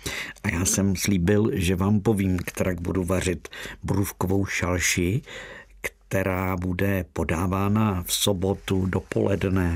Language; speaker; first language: Czech; native; Czech